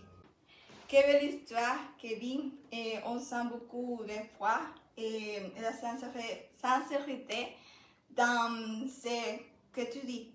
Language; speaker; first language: French; non-native, learner; Spanish